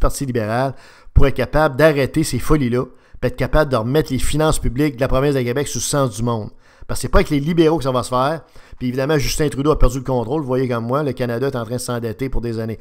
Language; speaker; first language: French; native; French